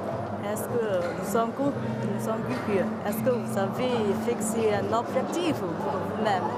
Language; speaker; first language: French; non-native, fluent; Chinese